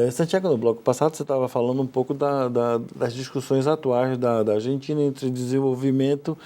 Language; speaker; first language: Portuguese; native; Portuguese